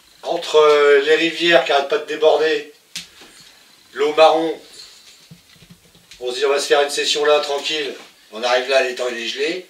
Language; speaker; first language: French; native; French